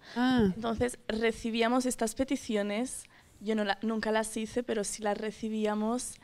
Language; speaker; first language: Spanish; native; Spanish